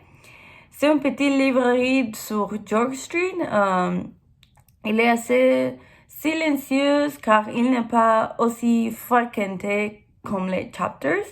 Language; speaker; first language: French; non-native, learner; English